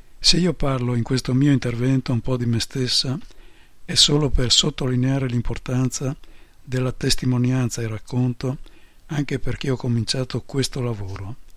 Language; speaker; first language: Italian; non-native, fluent; Polish